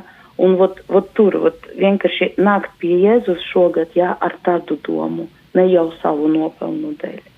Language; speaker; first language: Latvian; non-native, local second language; Russian